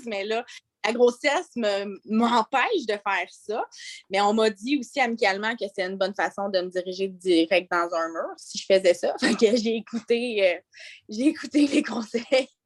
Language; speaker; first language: French; native; French